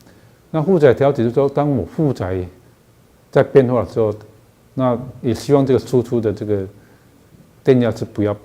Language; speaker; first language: Chinese; native; Chinese